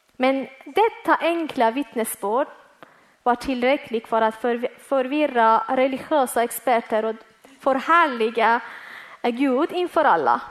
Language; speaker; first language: Swedish; early bilingual, other home language; Persian